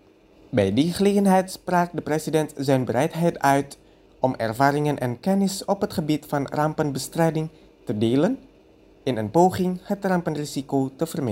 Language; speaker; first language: Dutch; non-native, fluent; Indonesian